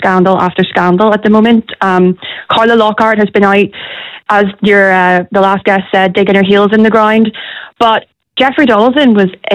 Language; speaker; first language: English; native; English